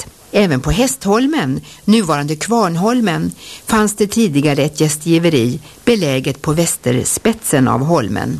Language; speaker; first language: Swedish; native; Swedish